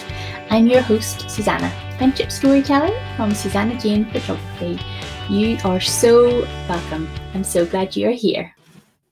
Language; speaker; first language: English; native; English